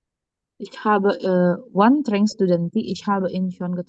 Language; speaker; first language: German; non-native, learner; Indonesian